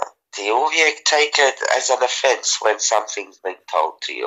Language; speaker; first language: English; early bilingual, other home language; Serbian